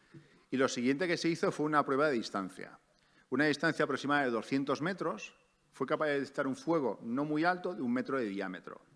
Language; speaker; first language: Spanish; native; Spanish